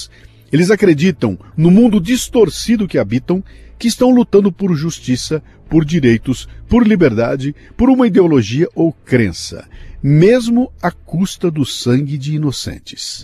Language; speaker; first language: Portuguese; native; Portuguese